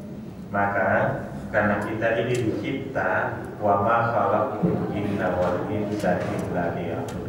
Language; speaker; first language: Indonesian; native; Indonesian